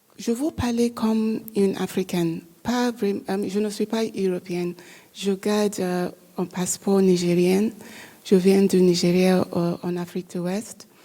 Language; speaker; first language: French; non-native, learner; English